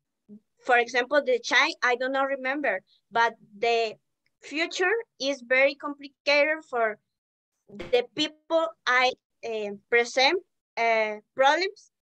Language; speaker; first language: English; non-native, learner; Spanish